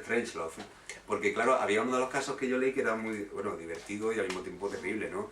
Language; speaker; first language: Spanish; native; Spanish